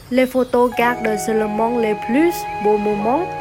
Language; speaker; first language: French; non-native, learner; Vietnamese